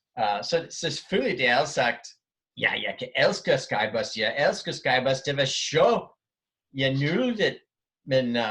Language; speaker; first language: Danish; non-native, fluent; English